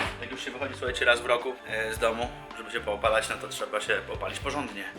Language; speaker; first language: Polish; native; Polish